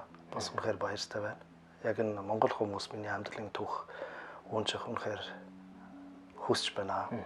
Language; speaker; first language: Mongolian; non-native, learner; German